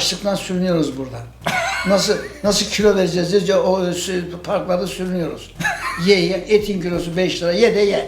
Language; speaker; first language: Turkish; native; Turkish